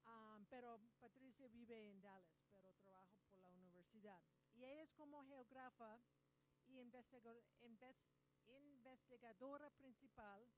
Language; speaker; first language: Spanish; non-native, learner; English